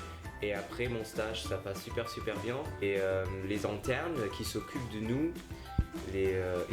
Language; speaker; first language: French; non-native, learner; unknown